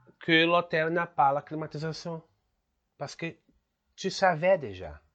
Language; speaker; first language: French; non-native, fluent; Portuguese